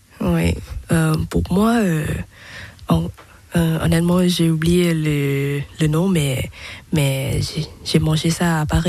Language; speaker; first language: French; non-native, learner; Thai